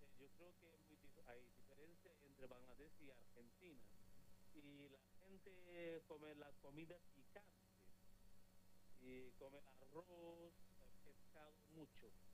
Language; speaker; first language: Spanish; non-native, learner; Bangla